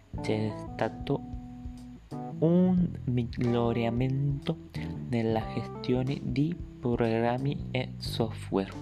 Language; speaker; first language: Italian; non-native, learner; Spanish